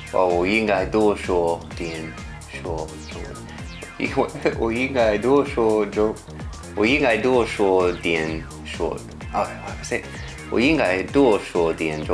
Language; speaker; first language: Chinese; non-native, learner; English